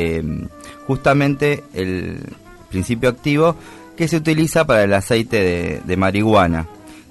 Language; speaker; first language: Spanish; native; Spanish